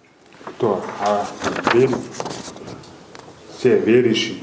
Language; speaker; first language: Russian; non-native, learner; Kyrgyz